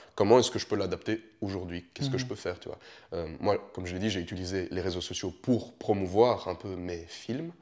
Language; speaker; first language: French; early bilingual, other home language; Romanian